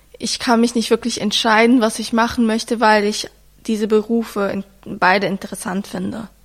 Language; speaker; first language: German; early bilingual, other home language; Arabic